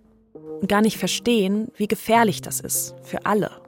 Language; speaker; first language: German; native; German